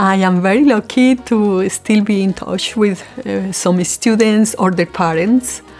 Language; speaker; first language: English; non-native, fluent; Spanish